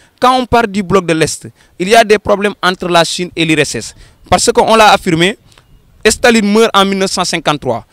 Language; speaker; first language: French; non-native, local second language; Wolof